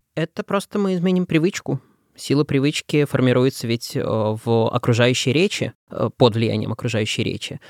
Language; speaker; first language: Russian; native; Russian